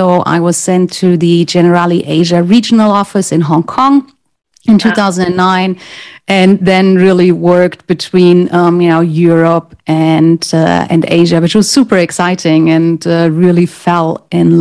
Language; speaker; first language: English; non-native, fluent; German